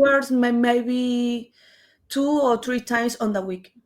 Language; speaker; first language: English; non-native, learner; Spanish